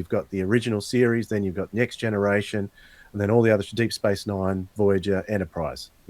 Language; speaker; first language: English; native; English